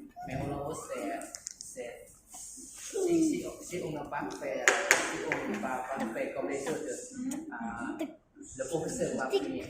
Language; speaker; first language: French; non-native, learner; Lao